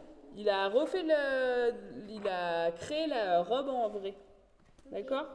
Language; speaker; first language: French; native; French